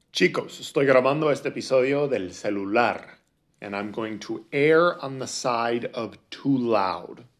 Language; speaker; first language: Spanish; non-native, fluent; English